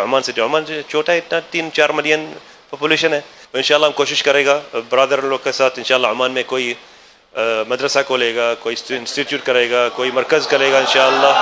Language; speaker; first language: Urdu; non-native, learner; Arabic